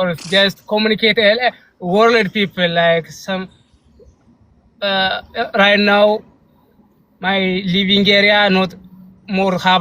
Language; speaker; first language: English; non-native, learner; Amharic